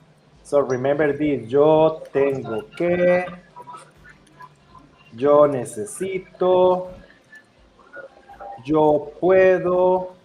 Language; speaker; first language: Spanish; non-native, fluent; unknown